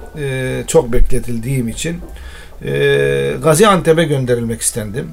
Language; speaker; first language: Turkish; non-native, local second language; Arabic